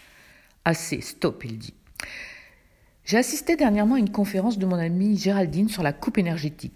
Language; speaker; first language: French; native; French